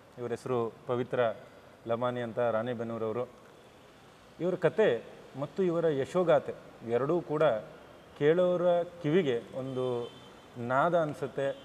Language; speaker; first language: Kannada; native; Kannada